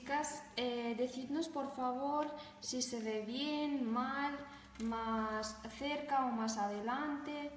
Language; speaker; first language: Spanish; non-native, fluent; Russian